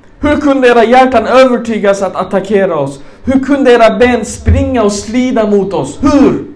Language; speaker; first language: Swedish; non-native, fluent; Arabic